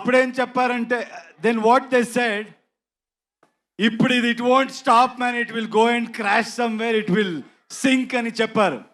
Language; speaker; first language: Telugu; non-native, learner; Kannada